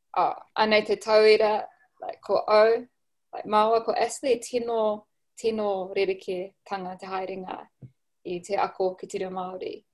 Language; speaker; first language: Māori; non-native, local second language; English